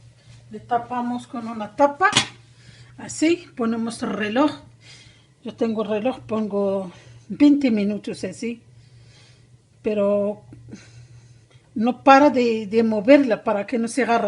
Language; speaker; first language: Spanish; non-native, learner; Arabic